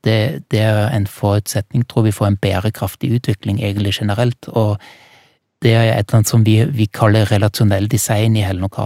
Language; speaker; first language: Norwegian; non-native, fluent; German